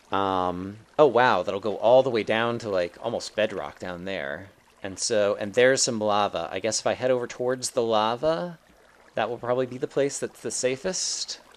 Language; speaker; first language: English; native; English